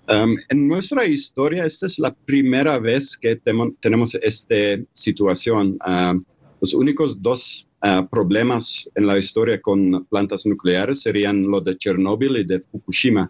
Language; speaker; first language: Spanish; non-native, fluent; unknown